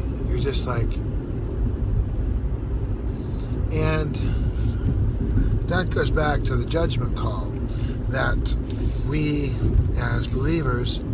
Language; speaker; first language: English; native; English